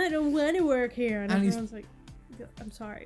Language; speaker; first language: English; native; English